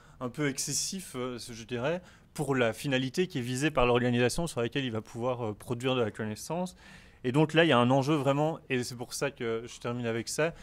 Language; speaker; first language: French; native; French